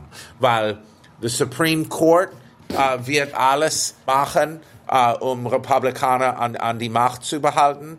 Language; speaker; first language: German; early bilingual, heritage; English